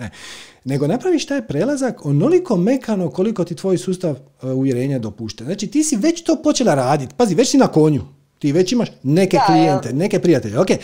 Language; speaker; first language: Croatian; native; Croatian